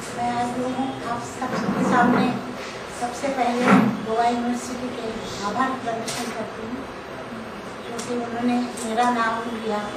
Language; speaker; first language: Hindi; non-native, local second language; Marathi